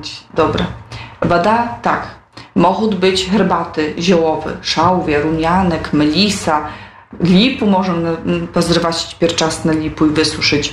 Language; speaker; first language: Polish; non-native, local second language; Ukrainian